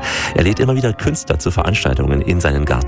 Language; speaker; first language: German; native; German